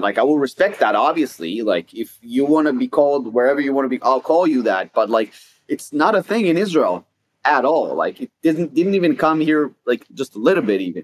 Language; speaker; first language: English; non-native, fluent; Hebrew